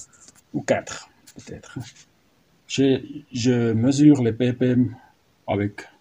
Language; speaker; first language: French; non-native, learner; German